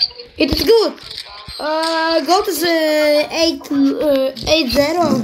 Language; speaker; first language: English; non-native, learner; Russian